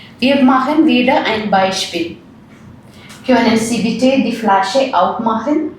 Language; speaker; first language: German; non-native, fluent; Malayalam